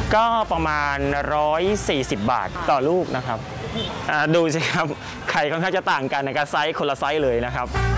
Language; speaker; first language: Thai; non-native, fluent; Khmer